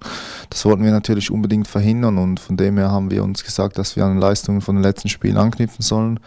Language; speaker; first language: German; native; German